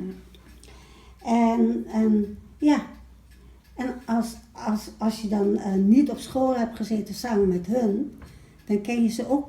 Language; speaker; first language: Dutch; early bilingual, other home language; Malay